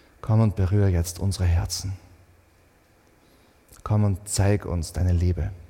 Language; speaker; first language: German; native; German